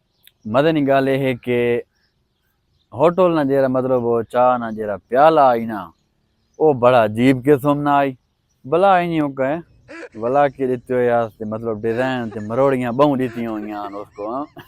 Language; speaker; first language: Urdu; non-native, local second language; Punjabi